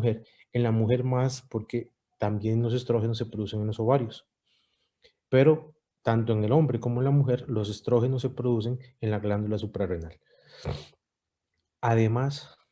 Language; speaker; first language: Spanish; native; Spanish